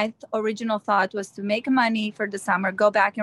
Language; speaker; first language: English; non-native, fluent; Romanian